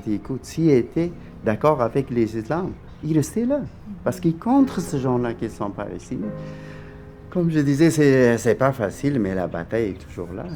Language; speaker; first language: French; non-native, fluent; Persian